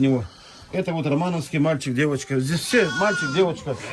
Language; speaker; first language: Russian; native; Russian